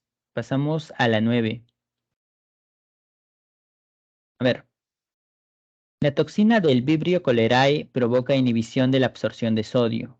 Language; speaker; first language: Spanish; native; Spanish